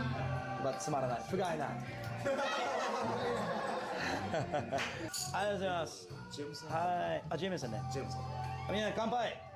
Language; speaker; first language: Japanese; non-native, learner; English